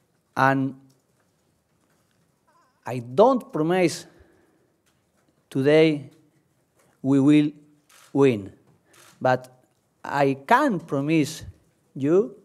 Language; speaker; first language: English; non-native, learner; Spanish